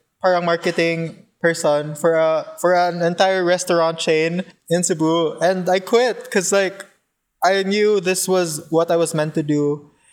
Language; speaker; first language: English; non-native, local second language; Cebuano